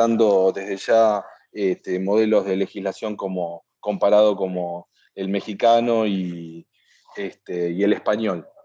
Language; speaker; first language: Spanish; native; Spanish